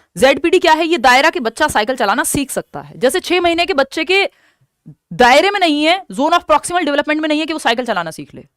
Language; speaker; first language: Hindi; native; Hindi